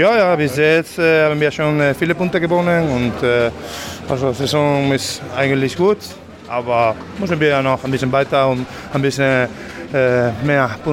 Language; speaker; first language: German; non-native, fluent; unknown